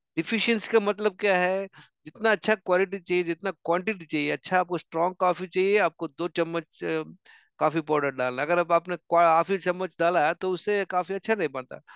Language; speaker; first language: Hindi; non-native, local second language; Telugu